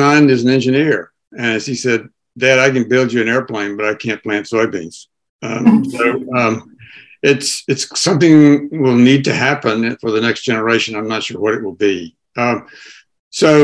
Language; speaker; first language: English; native; English